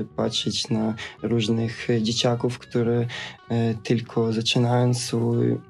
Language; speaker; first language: Polish; non-native, fluent; Russian